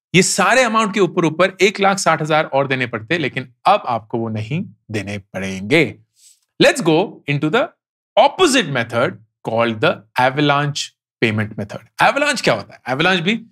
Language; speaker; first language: Hindi; native; Hindi